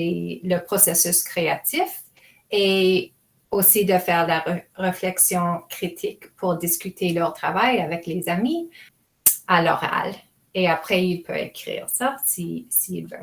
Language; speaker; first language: French; non-native, fluent; English